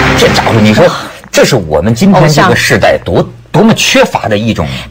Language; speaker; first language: Chinese; native; Chinese